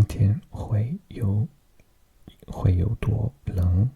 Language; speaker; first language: Chinese; non-native, learner; English